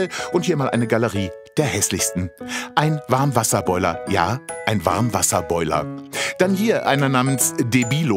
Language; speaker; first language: German; native; German